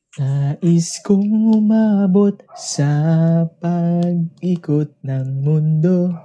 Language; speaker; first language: Filipino; non-native, local second language; Cebuano